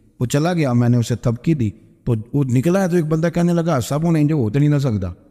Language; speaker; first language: Urdu; non-native, local second language; Punjabi